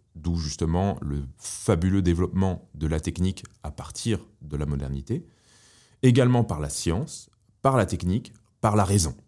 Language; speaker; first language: French; native; French